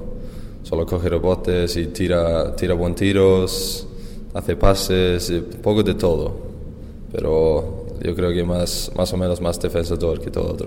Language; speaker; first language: Spanish; non-native, learner; Icelandic